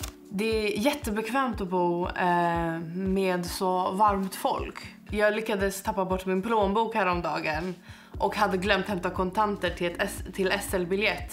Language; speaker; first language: Swedish; native; Swedish